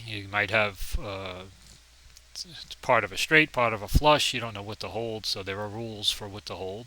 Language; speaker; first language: English; native; English